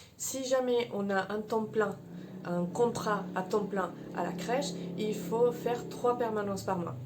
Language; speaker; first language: French; non-native, fluent; Spanish